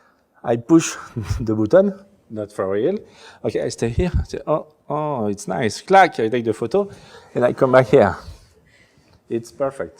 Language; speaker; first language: English; non-native, learner; French